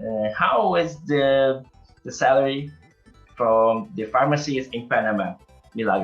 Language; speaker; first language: English; non-native, learner; Portuguese